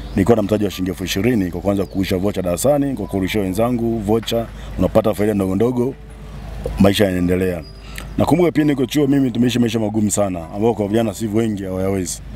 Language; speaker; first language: Swahili; non-native, local second language; Sukuma